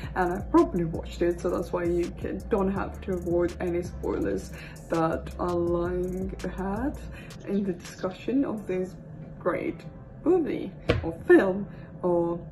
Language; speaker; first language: English; non-native, fluent; Russian